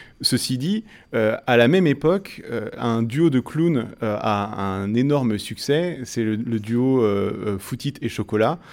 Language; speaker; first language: French; native; French